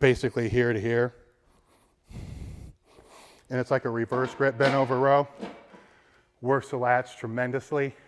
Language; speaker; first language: English; native; English